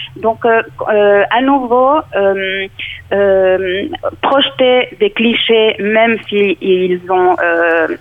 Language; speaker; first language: French; non-native, fluent; Spanish